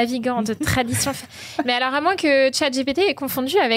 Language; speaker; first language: French; native; French